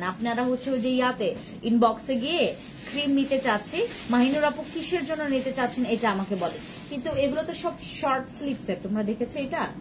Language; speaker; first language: Bangla; native; Bangla